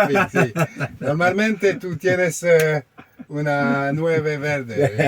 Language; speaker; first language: Spanish; non-native, learner; French